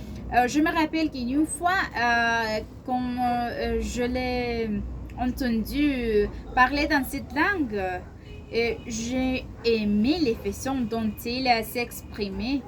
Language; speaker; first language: French; non-native, learner; Spanish